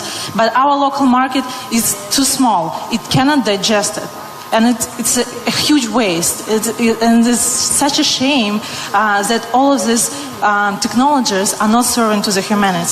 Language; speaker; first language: English; non-native, fluent; Russian